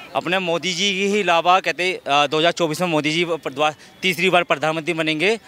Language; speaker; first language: Hindi; native; Hindi